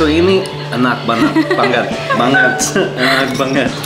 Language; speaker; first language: Indonesian; non-native, learner; German